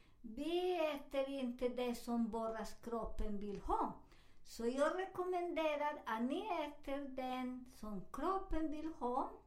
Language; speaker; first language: Swedish; non-native, fluent; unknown